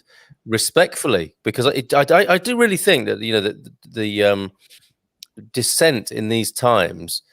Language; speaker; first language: English; native; English